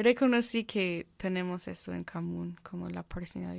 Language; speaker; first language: Spanish; non-native, fluent; English